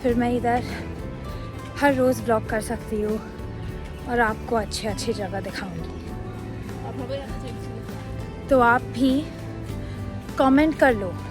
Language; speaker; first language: Hindi; non-native, local second language; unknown